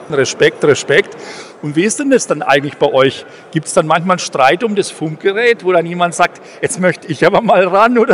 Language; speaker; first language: German; native; German